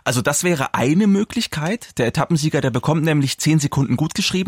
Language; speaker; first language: German; native; German